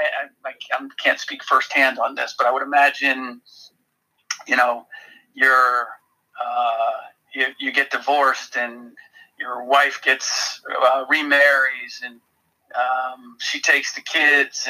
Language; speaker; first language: English; native; English